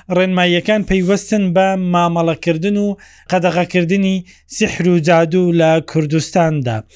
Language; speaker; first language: Central Kurdish; native; Central Kurdish